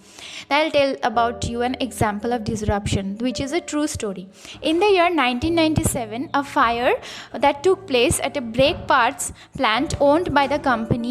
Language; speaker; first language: English; non-native, local second language; Bangla